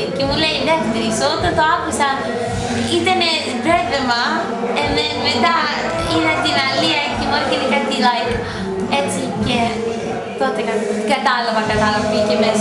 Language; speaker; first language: Greek; early bilingual, heritage; English